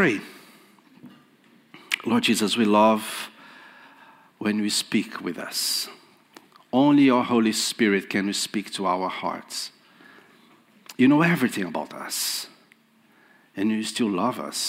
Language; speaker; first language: English; non-native, fluent; Portuguese